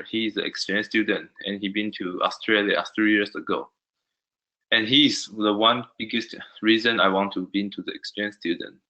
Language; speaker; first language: English; non-native, learner; Chinese